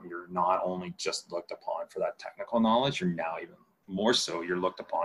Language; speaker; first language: English; non-native, fluent; Spanish